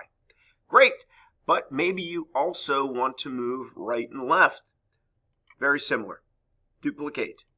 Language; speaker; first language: English; native; English